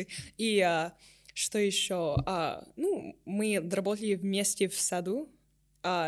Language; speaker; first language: Russian; non-native, learner; English